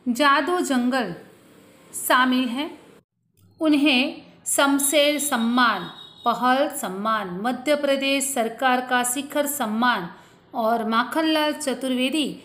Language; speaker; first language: Hindi; non-native, local second language; Gujarati